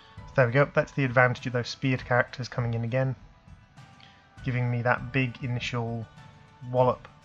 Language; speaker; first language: English; native; English